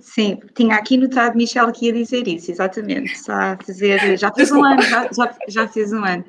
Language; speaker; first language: Portuguese; native; Portuguese